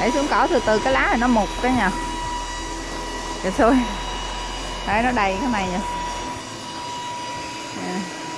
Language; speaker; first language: Vietnamese; native; Vietnamese